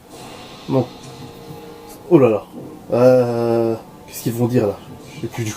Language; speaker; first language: French; native; French